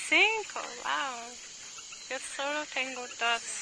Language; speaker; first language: Spanish; non-native, learner; English